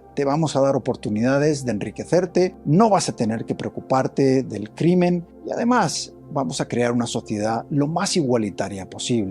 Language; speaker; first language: Spanish; native; Spanish